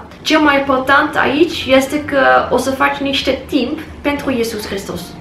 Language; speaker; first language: Romanian; non-native, learner; English